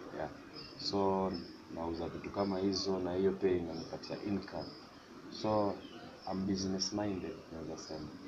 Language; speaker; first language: Swahili; non-native, local second language; Giryama